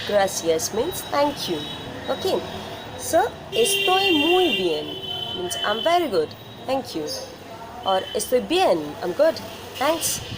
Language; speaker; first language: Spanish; non-native, fluent; Bangla